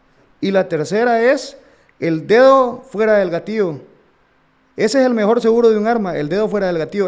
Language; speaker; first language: Spanish; native; Spanish